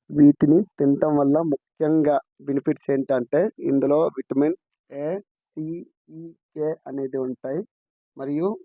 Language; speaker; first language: Telugu; non-native, local second language; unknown